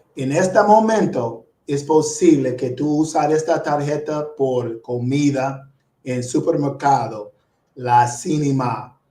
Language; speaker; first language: Spanish; non-native, learner; English